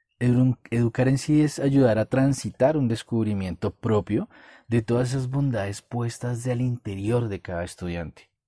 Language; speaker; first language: Spanish; native; Spanish